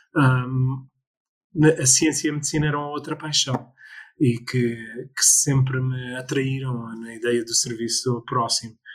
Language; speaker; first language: Portuguese; early bilingual, other home language; English